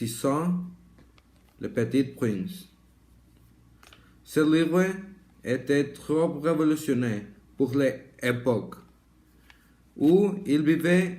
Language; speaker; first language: French; non-native, learner; Spanish